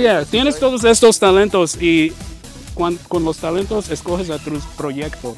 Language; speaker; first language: Spanish; early bilingual, heritage; Spanish